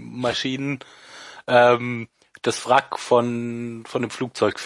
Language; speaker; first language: German; native; German